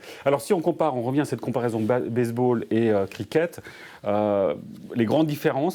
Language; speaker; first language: French; native; French